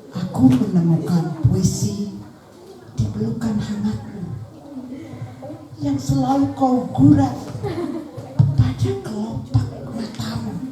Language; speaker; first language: Indonesian; native; Indonesian